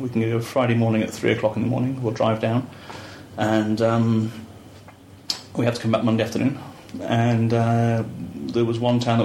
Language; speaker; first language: English; native; English